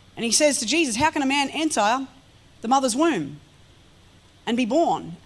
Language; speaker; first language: English; native; English